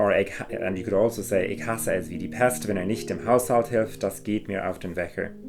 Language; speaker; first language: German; non-native, fluent; English